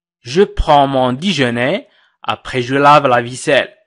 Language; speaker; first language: French; non-native, fluent; Arabic